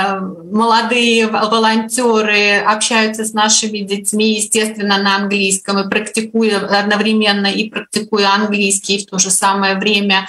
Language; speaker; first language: Russian; native; Russian